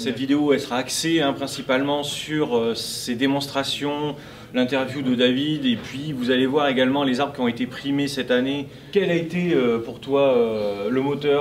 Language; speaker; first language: French; native; French